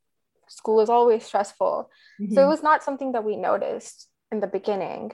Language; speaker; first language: English; non-native, local second language; Hindi